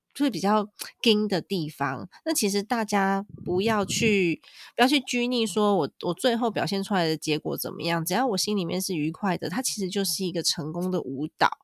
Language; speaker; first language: Chinese; native; Chinese